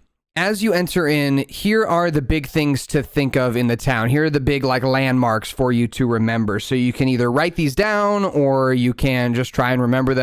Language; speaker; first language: English; native; English